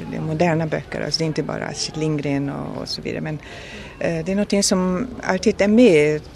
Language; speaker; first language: Swedish; non-native, fluent; German